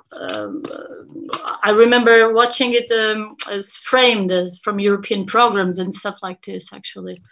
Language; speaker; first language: English; non-native, fluent; Portuguese